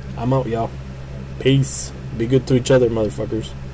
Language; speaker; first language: English; early bilingual, other home language; Spanish